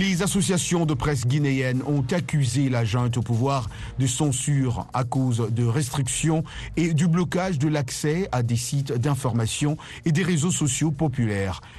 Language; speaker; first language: French; non-native, local second language; Luba-Lulua